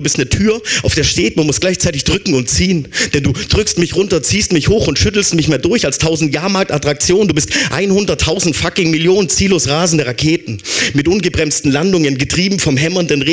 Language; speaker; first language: German; native; German